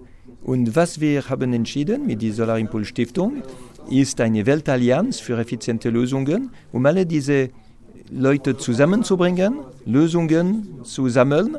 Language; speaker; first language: German; non-native, local second language; French